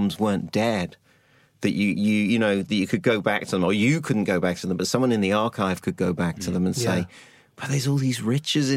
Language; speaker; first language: English; native; English